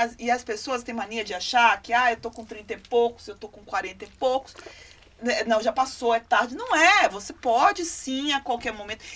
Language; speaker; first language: Portuguese; native; Portuguese